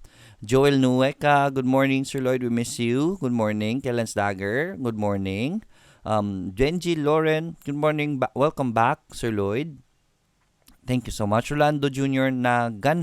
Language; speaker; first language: Filipino; native; Filipino